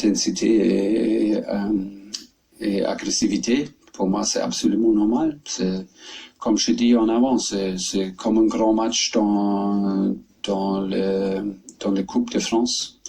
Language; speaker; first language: French; non-native, learner; German